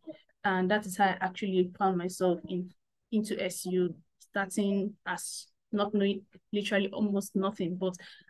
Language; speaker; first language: English; non-native, local second language; Igbo